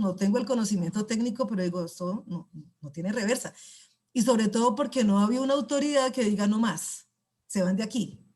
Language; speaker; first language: Spanish; native; Spanish